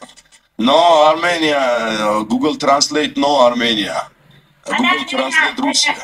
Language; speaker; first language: English; non-native, learner; Armenian